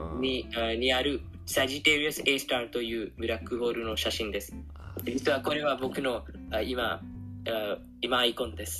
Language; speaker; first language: Japanese; non-native, learner; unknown